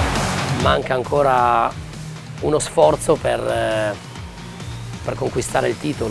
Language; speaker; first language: Italian; native; Italian